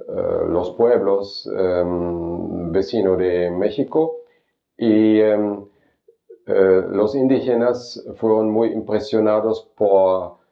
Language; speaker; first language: Spanish; non-native, fluent; German